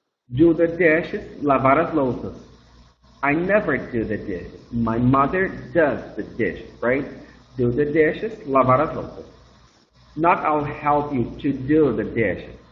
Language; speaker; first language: English; non-native, fluent; Portuguese